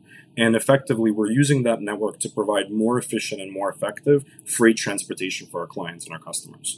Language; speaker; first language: English; early bilingual, other home language; Russian